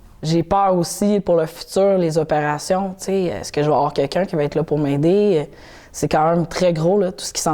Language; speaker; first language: French; native; French